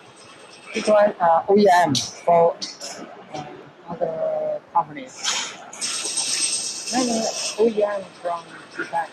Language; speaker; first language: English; non-native, learner; Chinese